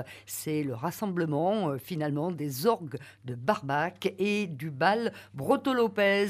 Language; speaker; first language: French; native; French